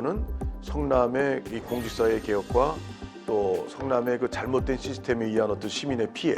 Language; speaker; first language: Korean; native; Korean